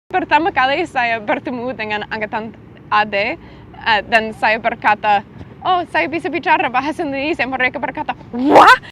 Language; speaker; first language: Indonesian; non-native, fluent; English